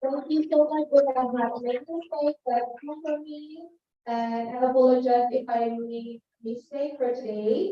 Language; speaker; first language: English; non-native, learner; Indonesian